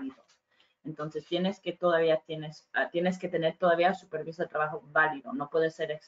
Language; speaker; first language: Spanish; non-native, fluent; English